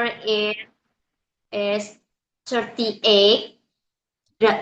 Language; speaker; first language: English; non-native, learner; Indonesian